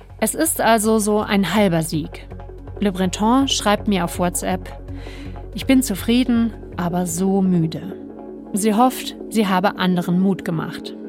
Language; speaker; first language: German; native; German